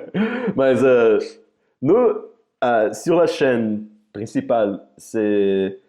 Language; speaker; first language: French; non-native, fluent; Portuguese